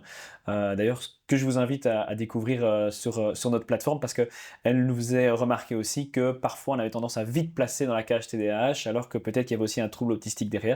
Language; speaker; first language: French; native; French